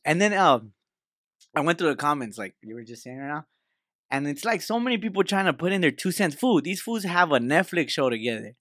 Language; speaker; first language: English; early bilingual, other home language; Spanish